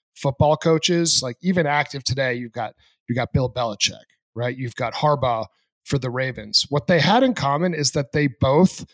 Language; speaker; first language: English; native; English